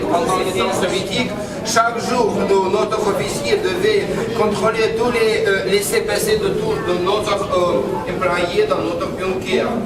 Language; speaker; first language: French; non-native, learner; Russian